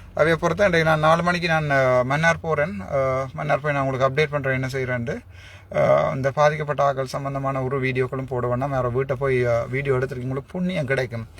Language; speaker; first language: Tamil; native; Tamil